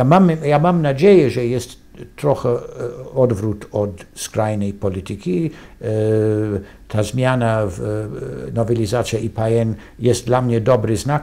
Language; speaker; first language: Polish; non-native, fluent; English